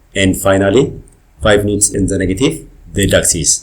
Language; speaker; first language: English; non-native, local second language; Amharic